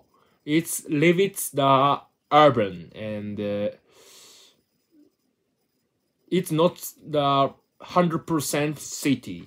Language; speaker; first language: English; non-native, learner; Japanese